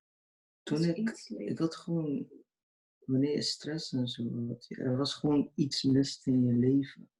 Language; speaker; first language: Dutch; early bilingual, other home language; Urdu